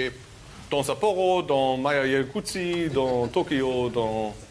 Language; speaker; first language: French; non-native, learner; German